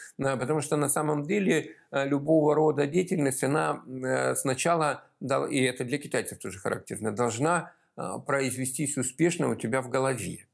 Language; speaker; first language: Russian; native; Russian